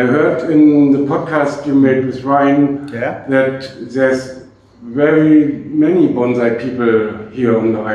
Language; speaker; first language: English; non-native, fluent; German